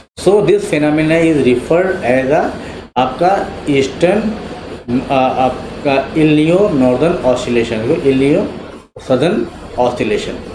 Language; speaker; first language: Hindi; native; Hindi